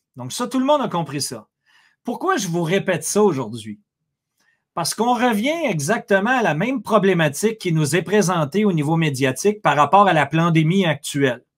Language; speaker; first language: French; native; French